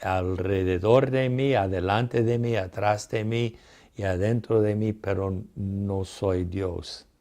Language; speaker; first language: Spanish; non-native, fluent; English